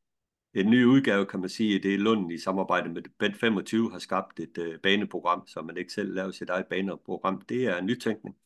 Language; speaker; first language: Danish; native; Danish